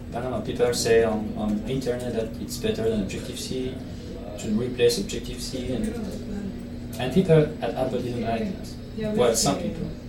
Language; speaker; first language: English; non-native, fluent; Italian